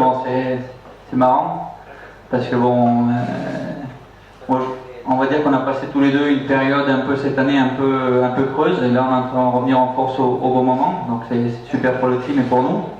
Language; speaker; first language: French; native; French